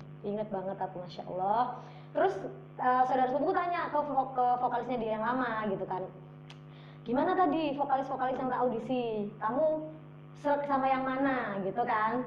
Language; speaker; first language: Indonesian; native; Indonesian